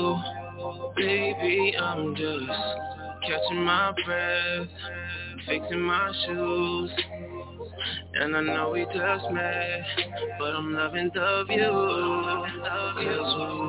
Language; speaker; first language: English; native; English